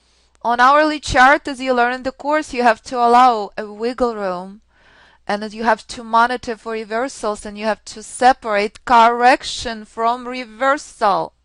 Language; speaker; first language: English; non-native, fluent; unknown